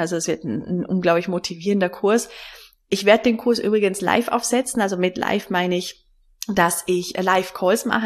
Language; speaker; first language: German; native; German